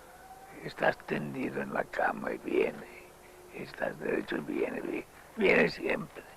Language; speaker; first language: Spanish; non-native, local second language; Catalan